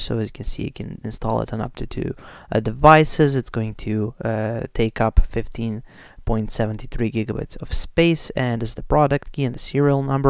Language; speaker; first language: English; non-native, fluent; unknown